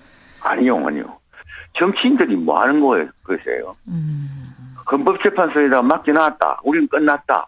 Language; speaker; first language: Korean; native; Korean